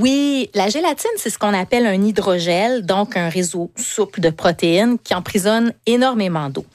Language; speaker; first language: French; native; French